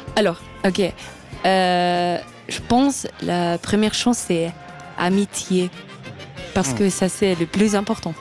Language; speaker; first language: French; non-native, learner; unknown